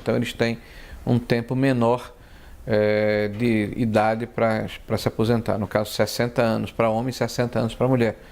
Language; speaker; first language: Portuguese; native; Portuguese